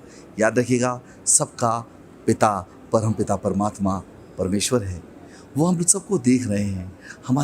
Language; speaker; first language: Hindi; native; Hindi